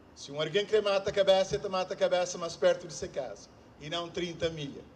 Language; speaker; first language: Portuguese; non-native, local second language; Kabuverdianu